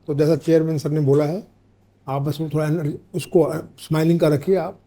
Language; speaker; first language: Hindi; native; Hindi